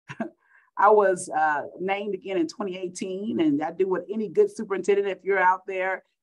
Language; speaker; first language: English; native; English